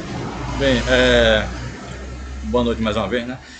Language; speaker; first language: Portuguese; native; Portuguese